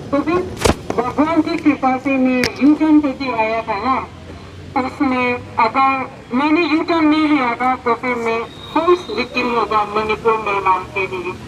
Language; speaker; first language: Hindi; non-native, local second language; Manipuri